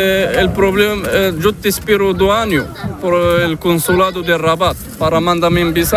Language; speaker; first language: Spanish; non-native, learner; Arabic